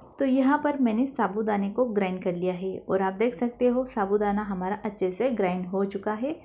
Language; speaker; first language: Hindi; non-native, local second language; Marathi